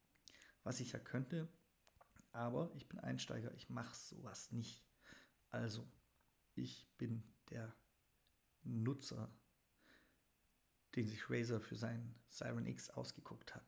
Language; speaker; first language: German; native; German